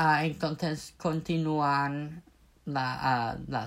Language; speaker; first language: Spanish; non-native, fluent; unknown